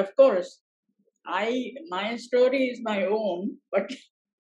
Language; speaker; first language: English; non-native, local second language; Tamil